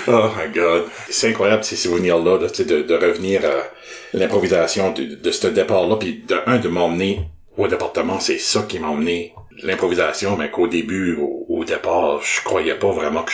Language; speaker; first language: French; native; French